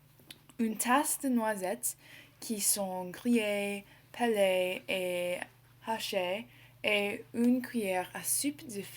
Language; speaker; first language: French; non-native, learner; English